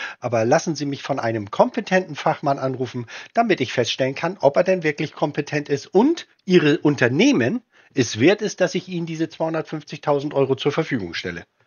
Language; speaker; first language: German; native; German